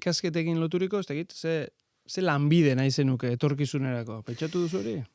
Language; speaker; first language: Basque; native; Basque